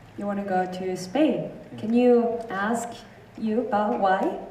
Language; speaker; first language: English; non-native, learner; Korean